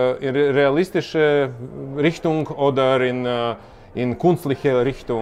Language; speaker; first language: German; non-native, learner; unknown